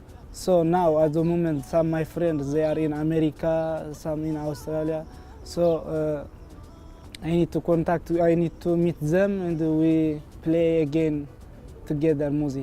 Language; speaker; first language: English; non-native, learner; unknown